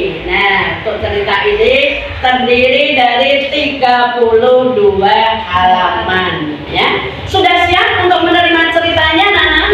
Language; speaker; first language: Indonesian; native; Indonesian